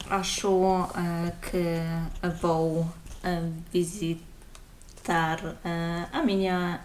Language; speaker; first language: Portuguese; non-native, learner; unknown